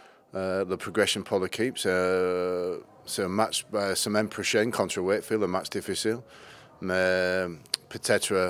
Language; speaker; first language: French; non-native, learner; English